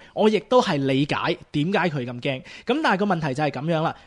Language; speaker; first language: Cantonese; early bilingual, heritage; Cantonese